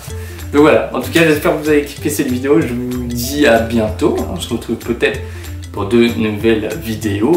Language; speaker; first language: French; native; French